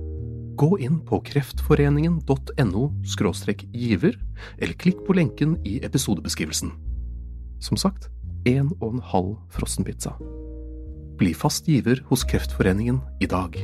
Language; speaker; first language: Norwegian; native; Norwegian